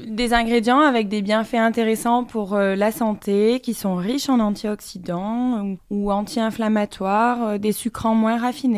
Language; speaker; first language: French; native; French